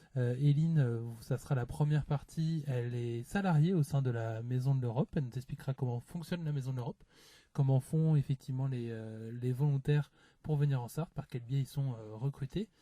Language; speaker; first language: French; native; French